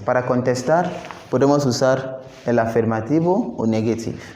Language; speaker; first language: Spanish; non-native, fluent; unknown